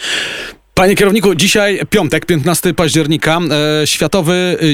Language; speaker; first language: Polish; native; Polish